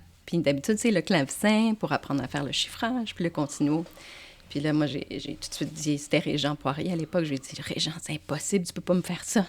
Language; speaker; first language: French; native; French